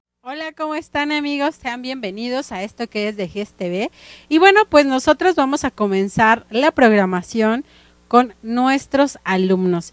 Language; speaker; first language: Spanish; native; Spanish